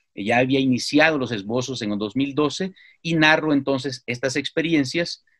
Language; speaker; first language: Spanish; native; Spanish